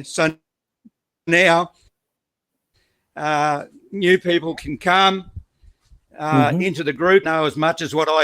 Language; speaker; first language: English; native; English